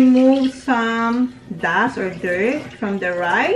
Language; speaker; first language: English; non-native, local second language; Bikol